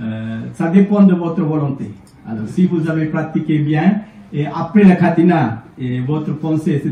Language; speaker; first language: French; non-native, fluent; Sinhala